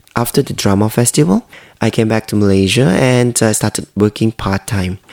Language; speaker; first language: English; non-native, local second language; Hakka Chinese